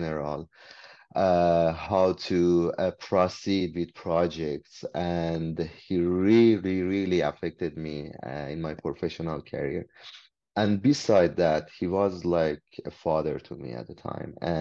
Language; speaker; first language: English; non-native, fluent; Persian